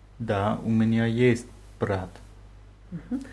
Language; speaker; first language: Russian; non-native, learner; German